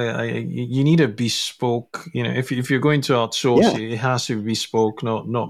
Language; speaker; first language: English; non-native, local second language; Yoruba